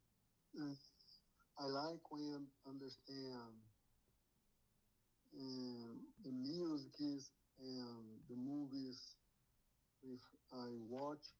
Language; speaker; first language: English; non-native, learner; Portuguese